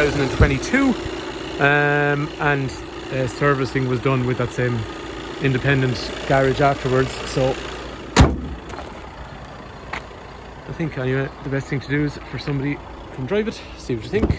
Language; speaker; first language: English; native; English